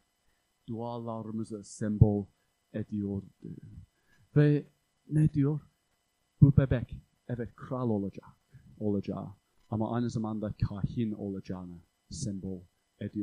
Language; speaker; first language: Turkish; non-native, fluent; English